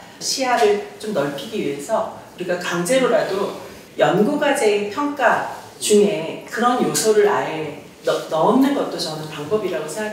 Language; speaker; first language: Korean; native; Korean